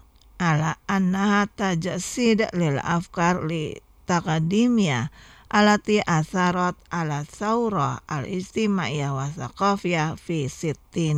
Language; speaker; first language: Arabic; non-native, fluent; Indonesian